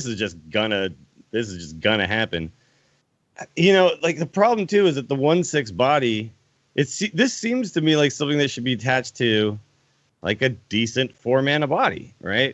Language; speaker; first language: English; native; English